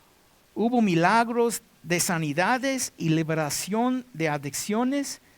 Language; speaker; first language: Spanish; non-native, learner; English